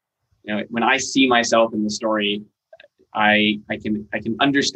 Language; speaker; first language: English; native; English